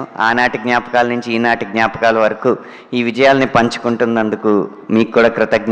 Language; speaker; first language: Telugu; native; Telugu